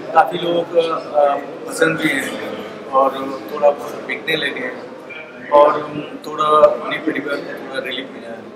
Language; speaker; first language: Hindi; non-native, local second language; Bangla